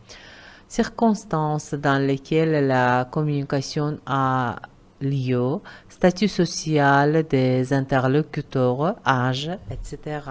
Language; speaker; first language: French; non-native, fluent; Uzbek